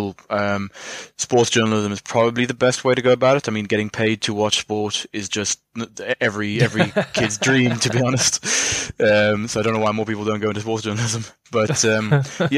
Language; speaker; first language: English; native; English